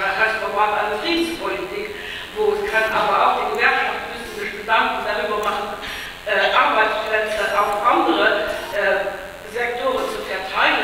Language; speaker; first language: German; native; German